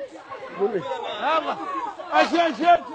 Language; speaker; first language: Arabic; native; Arabic